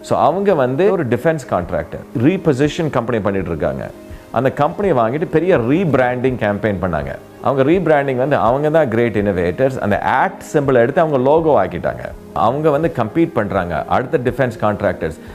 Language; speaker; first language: Tamil; early bilingual, heritage; Tamil